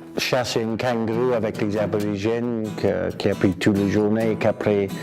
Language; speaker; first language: French; non-native, fluent; English